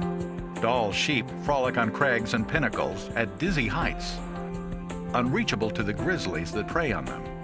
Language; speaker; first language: English; native; English